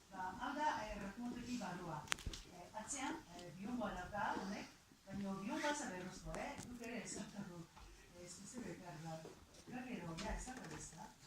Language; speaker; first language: Basque; non-native, fluent; Japanese